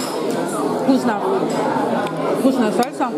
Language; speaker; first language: Russian; early bilingual, heritage; Russian